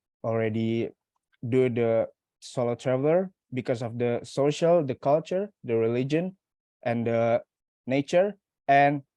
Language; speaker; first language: English; non-native, learner; Indonesian